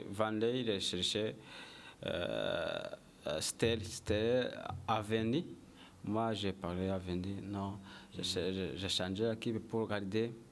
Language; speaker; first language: French; non-native, learner; Kinyarwanda